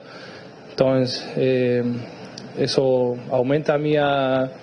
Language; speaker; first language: Portuguese; non-native, fluent; Spanish